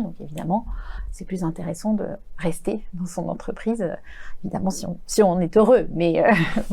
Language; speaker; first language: French; native; French